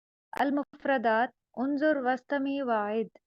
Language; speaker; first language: Arabic; non-native, fluent; Urdu